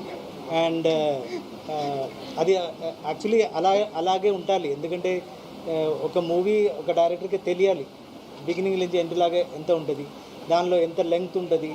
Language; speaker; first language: Telugu; non-native, learner; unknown